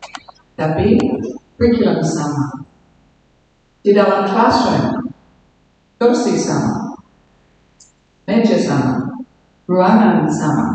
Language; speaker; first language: Indonesian; non-native, learner; English